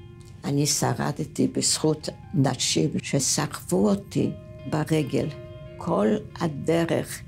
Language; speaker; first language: Hebrew; non-native, fluent; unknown